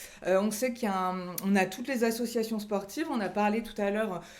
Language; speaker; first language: French; native; French